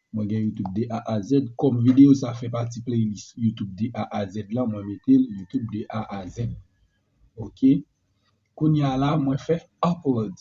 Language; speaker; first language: French; non-native, learner; Haitian Creole